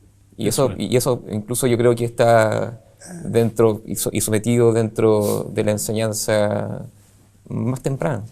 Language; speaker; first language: Spanish; native; Spanish